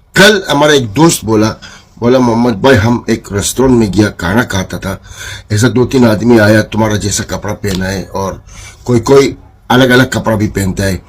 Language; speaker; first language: Hindi; non-native, fluent; Arabic